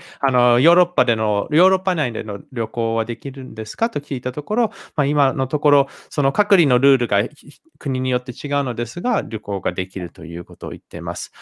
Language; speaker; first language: Japanese; native; Japanese